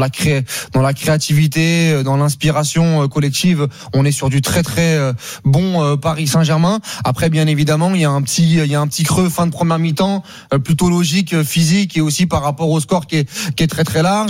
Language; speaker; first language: French; native; French